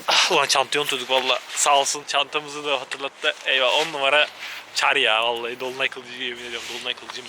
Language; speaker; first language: Turkish; native; Turkish